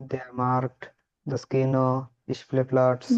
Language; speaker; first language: German; non-native, learner; Bangla